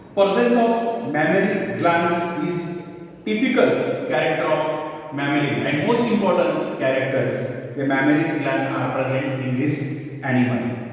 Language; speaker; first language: English; non-native, local second language; Marathi